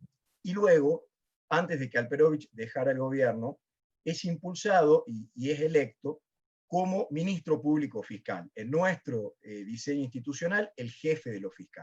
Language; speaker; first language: Spanish; native; Spanish